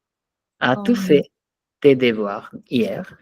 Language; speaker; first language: French; non-native, fluent; Hindi